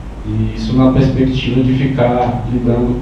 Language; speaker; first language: Portuguese; native; Portuguese